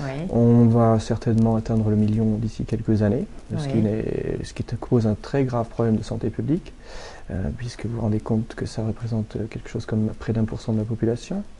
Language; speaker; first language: French; native; French